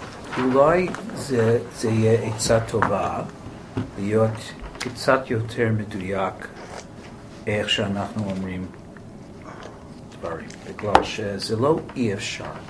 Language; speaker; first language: Hebrew; non-native, fluent; English